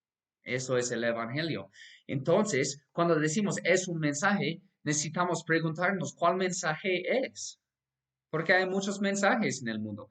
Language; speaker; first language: Spanish; non-native, fluent; English